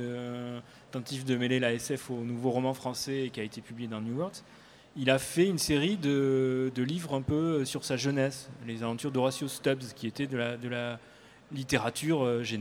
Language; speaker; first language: French; native; French